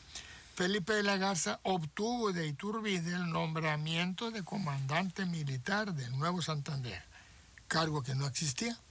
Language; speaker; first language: Spanish; native; Spanish